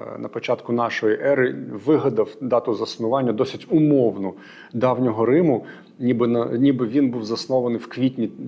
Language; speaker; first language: Ukrainian; non-native, local second language; Russian